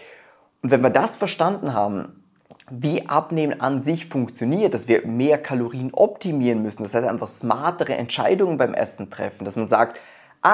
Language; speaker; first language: German; native; German